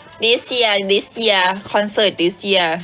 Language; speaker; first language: English; non-native, learner; Thai